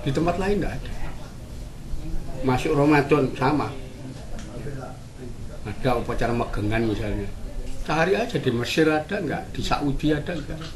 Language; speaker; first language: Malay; non-native, local second language; Javanese